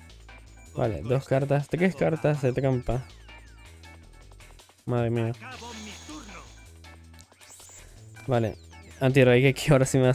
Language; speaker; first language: Spanish; native; Spanish